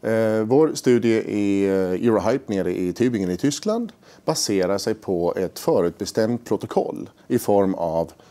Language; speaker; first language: Swedish; native; Swedish